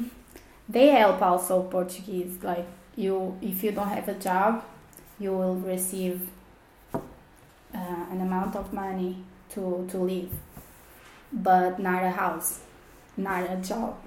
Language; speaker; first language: English; non-native, fluent; Portuguese